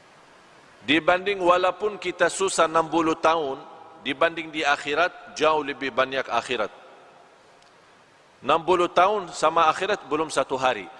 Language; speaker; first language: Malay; non-native, fluent; Arabic